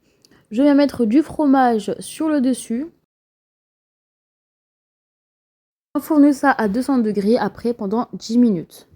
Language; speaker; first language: French; native; French